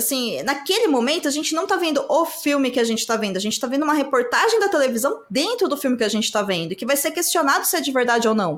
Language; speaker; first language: Portuguese; native; Portuguese